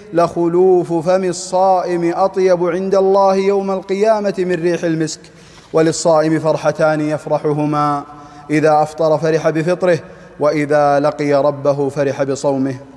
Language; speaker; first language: Arabic; native; Arabic